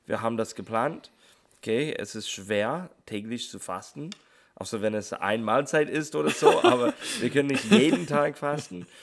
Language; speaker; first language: German; non-native, fluent; English